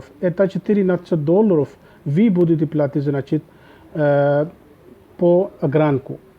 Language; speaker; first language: Russian; non-native, learner; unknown